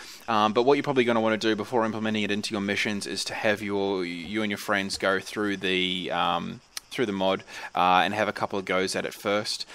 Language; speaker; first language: English; native; English